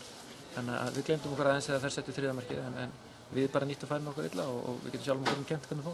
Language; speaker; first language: Icelandic; native; Icelandic